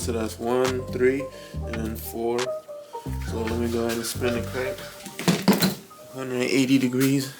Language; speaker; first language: English; native; English